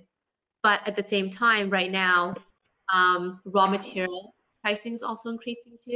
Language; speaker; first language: English; native; English